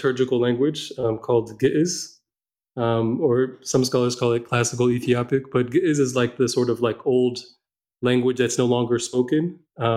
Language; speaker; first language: English; non-native, local second language; Amharic